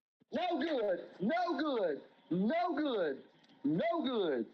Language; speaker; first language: English; native; English